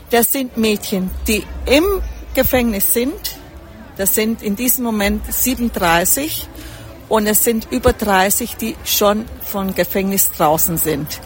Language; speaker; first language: German; early bilingual, heritage; German